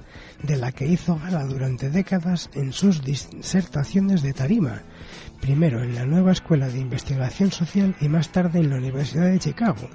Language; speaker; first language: Spanish; native; Spanish